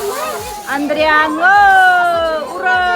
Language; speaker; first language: Russian; non-native, local second language; Yakut